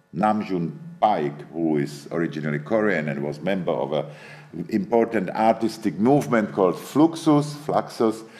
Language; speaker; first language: English; non-native, fluent; Czech